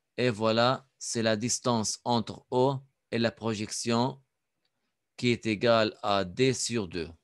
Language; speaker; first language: French; non-native, local second language; Arabic